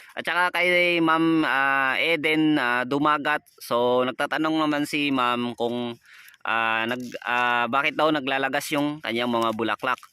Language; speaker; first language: Filipino; non-native, local second language; Kinaray-a